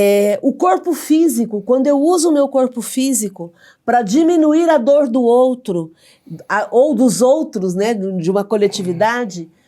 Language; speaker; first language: Portuguese; native; Portuguese